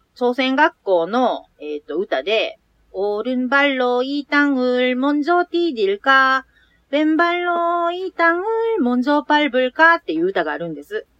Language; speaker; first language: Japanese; native; Japanese